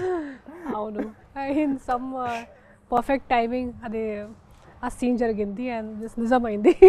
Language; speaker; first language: Telugu; non-native, fluent; Hindi